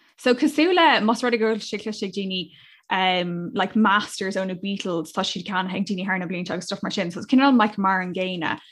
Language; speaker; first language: Irish; non-native, local second language; English